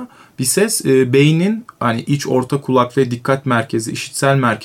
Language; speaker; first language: Turkish; native; Turkish